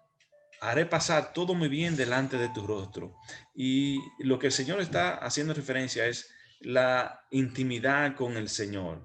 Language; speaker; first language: Spanish; native; Spanish